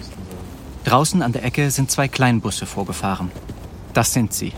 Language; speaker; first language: German; native; German